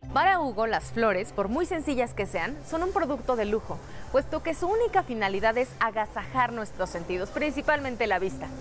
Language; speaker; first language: Spanish; native; Spanish